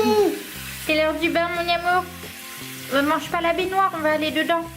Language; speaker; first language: French; native; French